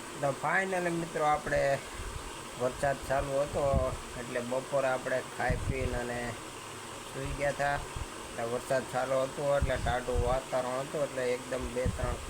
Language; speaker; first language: Gujarati; native; Gujarati